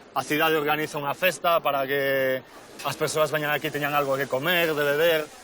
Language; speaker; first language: Galician; native; Galician